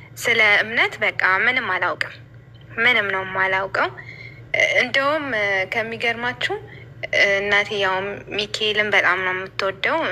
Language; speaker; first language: Amharic; native; Amharic